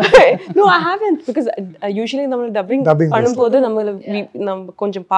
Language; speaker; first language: Tamil; non-native, learner; Malayalam